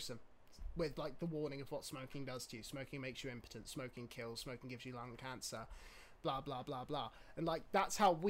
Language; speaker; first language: English; native; English